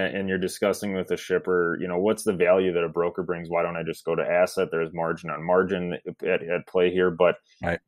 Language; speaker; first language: English; native; English